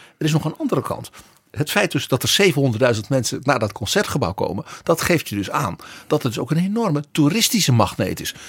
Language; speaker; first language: Dutch; native; Dutch